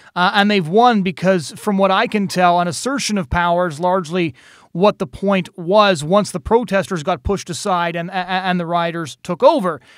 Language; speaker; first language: English; native; English